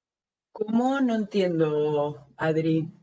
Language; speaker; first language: Spanish; native; Spanish